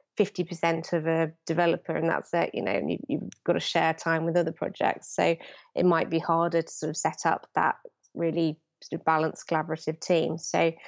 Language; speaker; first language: English; native; English